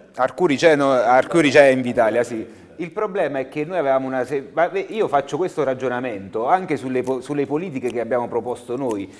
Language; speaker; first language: Italian; native; Italian